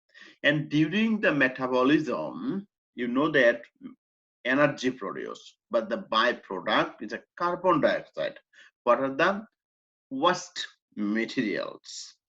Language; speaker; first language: English; non-native, fluent; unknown